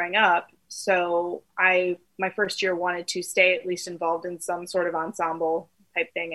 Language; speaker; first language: English; native; English